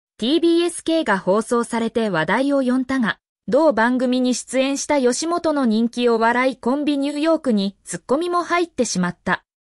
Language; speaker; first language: Japanese; native; Japanese